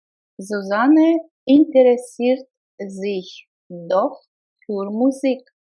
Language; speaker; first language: German; non-native, fluent; Russian